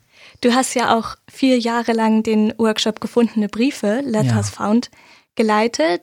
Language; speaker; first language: German; native; German